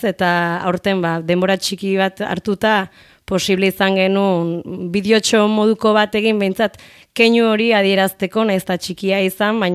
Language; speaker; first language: Basque; native; Basque